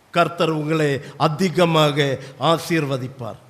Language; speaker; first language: Tamil; non-native, local second language; Malayalam